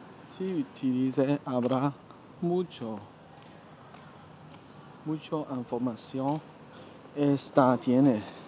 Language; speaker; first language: Spanish; non-native, learner; English